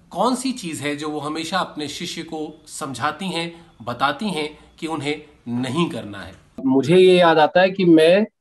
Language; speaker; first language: Hindi; native; Hindi